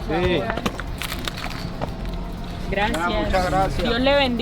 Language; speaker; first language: Spanish; native; Spanish